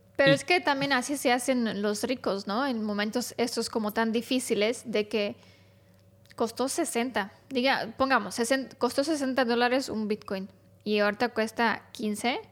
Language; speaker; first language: Spanish; non-native, fluent; Romanian